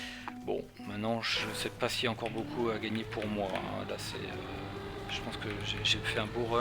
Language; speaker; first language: French; native; French